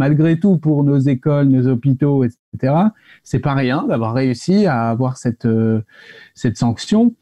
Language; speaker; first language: French; native; French